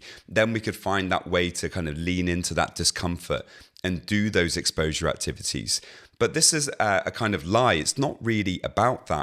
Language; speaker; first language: English; native; English